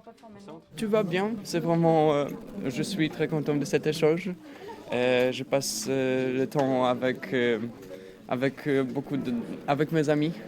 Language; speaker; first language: French; non-native, learner; Polish